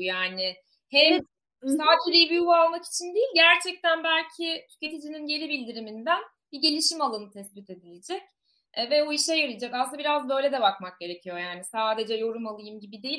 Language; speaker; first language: Turkish; native; Turkish